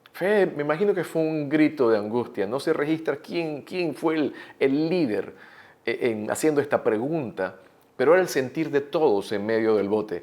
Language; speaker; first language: Spanish; native; Spanish